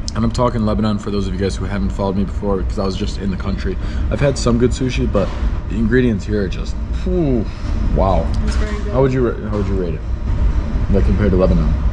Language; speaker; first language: English; native; English